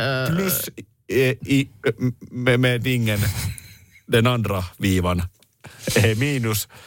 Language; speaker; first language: Swedish; non-native, learner; Finnish